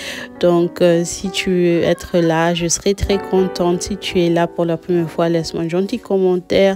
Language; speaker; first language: French; non-native, local second language; Lingala